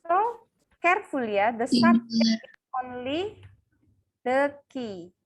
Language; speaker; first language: English; non-native, local second language; Indonesian